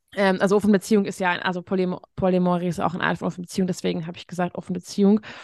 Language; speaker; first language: German; non-native, fluent; Hungarian